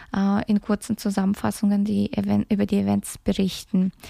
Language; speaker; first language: German; early bilingual, other home language; Russian